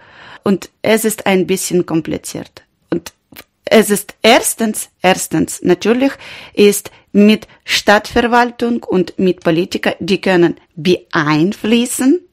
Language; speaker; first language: German; non-native, learner; Ukrainian